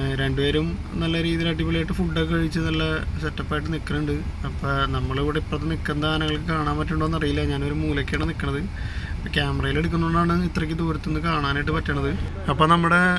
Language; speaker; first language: Malayalam; native; Malayalam